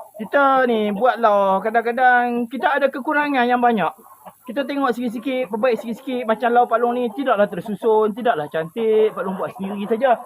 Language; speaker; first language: Malay; native; Malay